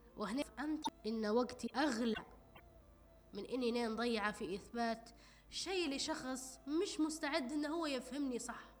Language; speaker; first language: Arabic; native; Arabic